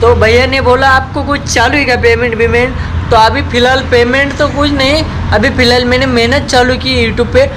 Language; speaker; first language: Hindi; non-native, local second language; Marathi